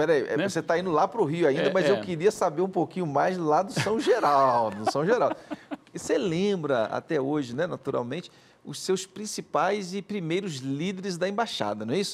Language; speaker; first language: Portuguese; native; Portuguese